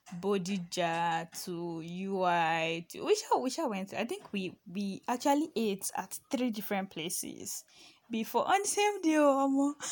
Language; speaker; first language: English; non-native, local second language; Yoruba